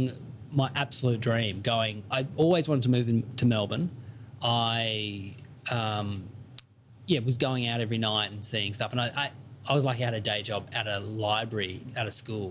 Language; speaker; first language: English; native; English